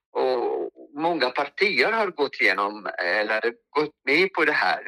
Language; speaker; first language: Swedish; non-native, fluent; Arabic